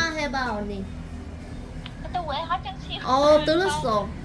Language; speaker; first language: Korean; non-native, learner; Vietnamese